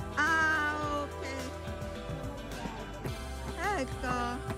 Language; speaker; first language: Italian; non-native, fluent; Filipino